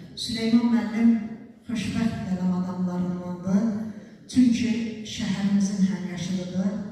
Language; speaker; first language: Azerbaijani; native; Azerbaijani